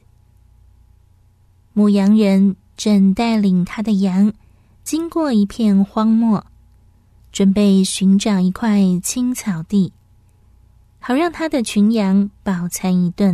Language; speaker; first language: Chinese; native; Chinese